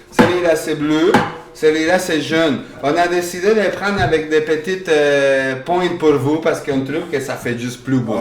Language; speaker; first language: French; non-native, fluent; Spanish